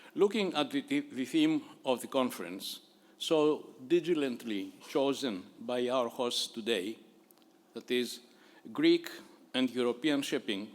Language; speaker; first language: English; non-native, fluent; Greek